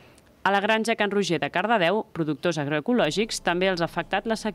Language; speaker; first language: Catalan; native; Catalan